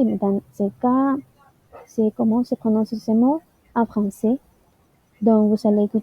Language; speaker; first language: French; non-native, learner; Spanish